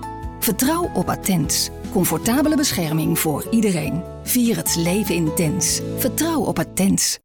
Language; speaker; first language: Dutch; native; Dutch